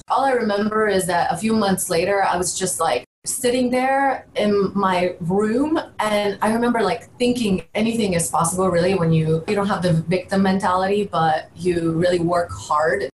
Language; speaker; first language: English; early bilingual, other home language; Bulgarian